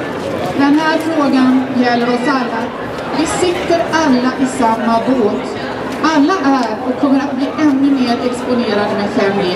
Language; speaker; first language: Swedish; native; Swedish